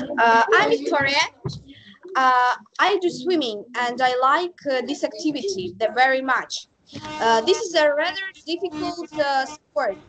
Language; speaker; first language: English; non-native, learner; Russian